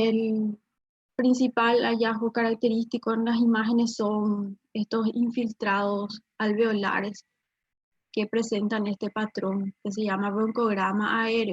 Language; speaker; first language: Spanish; native; Spanish